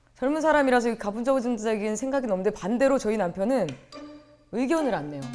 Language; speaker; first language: Korean; native; Korean